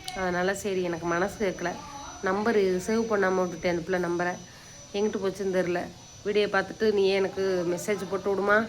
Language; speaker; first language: Tamil; native; Tamil